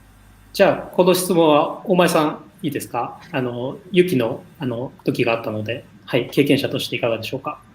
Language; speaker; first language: Japanese; native; Japanese